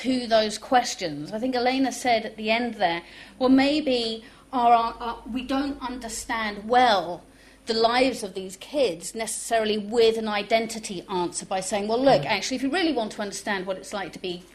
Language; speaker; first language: English; non-native, local second language; French